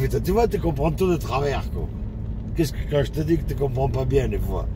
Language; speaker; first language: French; native; French